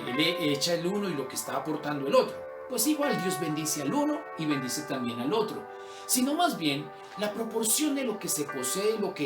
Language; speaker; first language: Spanish; native; Spanish